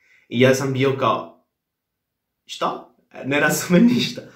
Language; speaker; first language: Serbian; non-native, learner; Spanish